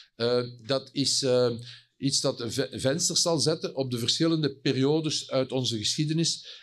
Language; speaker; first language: Dutch; native; Dutch